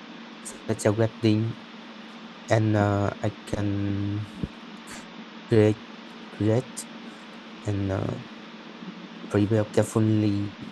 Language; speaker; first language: English; non-native, learner; Vietnamese